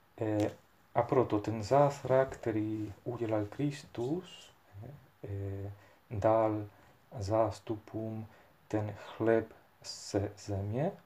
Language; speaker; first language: Czech; non-native, fluent; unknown